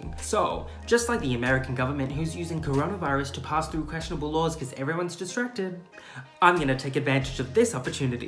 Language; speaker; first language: English; native; English